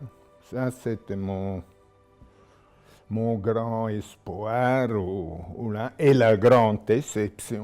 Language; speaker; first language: French; non-native, local second language; German